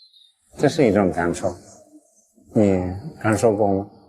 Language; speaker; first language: Chinese; non-native, fluent; English